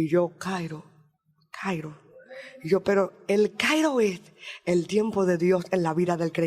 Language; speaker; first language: Spanish; native; Spanish